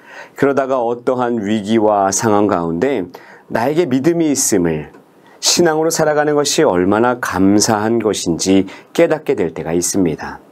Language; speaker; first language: Korean; native; Korean